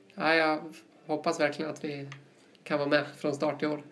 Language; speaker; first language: Swedish; native; Swedish